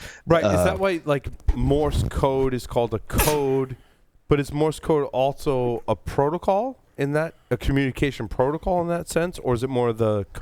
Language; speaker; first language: English; native; English